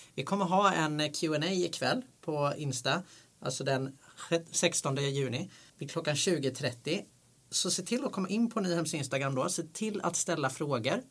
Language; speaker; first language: Swedish; native; Swedish